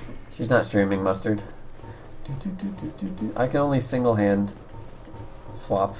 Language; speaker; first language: English; native; English